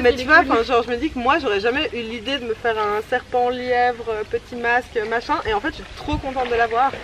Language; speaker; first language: French; native; French